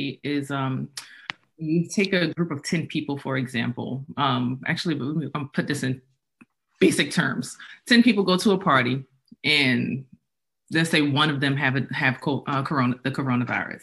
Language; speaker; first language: English; native; English